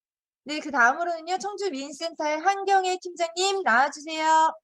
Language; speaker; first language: Korean; native; Korean